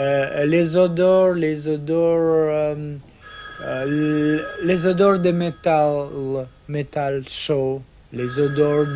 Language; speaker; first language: French; non-native, learner; Russian